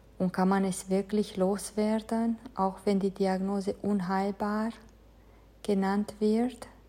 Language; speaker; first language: German; non-native, fluent; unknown